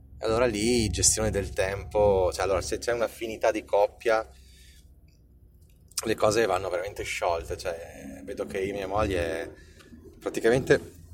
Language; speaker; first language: Italian; native; Italian